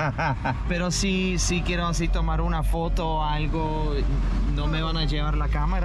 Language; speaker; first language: Spanish; non-native, fluent; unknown